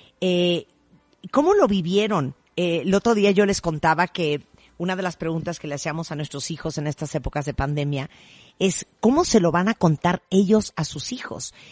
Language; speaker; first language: Spanish; native; Spanish